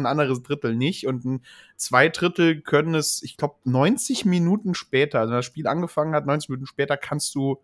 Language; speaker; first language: German; native; German